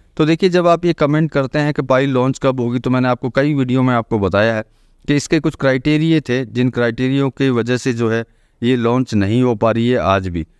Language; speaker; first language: Hindi; native; Hindi